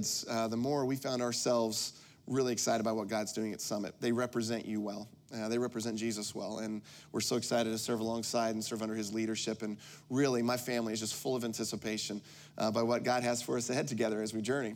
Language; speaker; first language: English; native; English